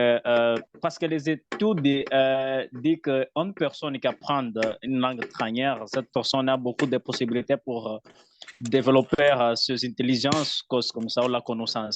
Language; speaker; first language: French; non-native, learner; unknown